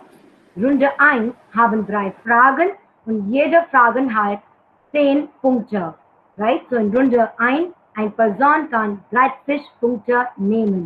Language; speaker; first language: German; non-native, learner; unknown